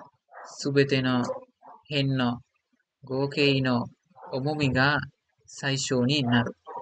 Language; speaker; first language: Japanese; non-native, learner; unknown